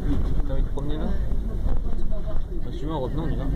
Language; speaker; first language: French; native; French